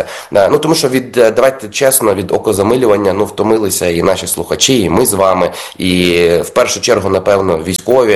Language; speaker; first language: Ukrainian; native; Ukrainian